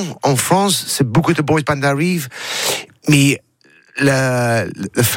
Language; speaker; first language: French; non-native, learner; English